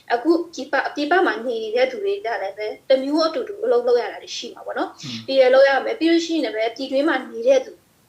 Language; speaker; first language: Burmese; non-native, local second language; S'gaw Karen